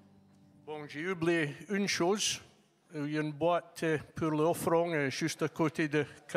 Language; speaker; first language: French; non-native, fluent; English